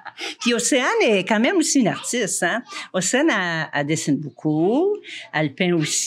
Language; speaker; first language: French; native; French